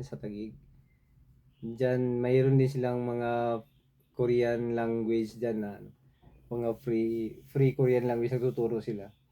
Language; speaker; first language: Filipino; non-native, local second language; Cebuano